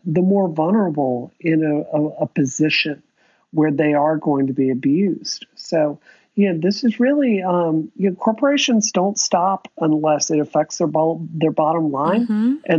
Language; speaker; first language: English; native; English